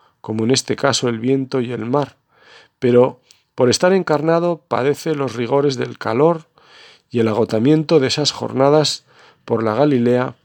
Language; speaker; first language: Spanish; native; Spanish